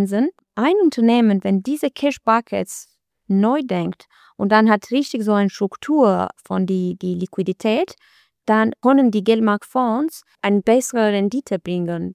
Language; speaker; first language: German; non-native, learner; Albanian